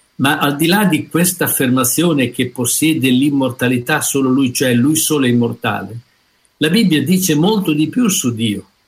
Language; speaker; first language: Italian; native; Italian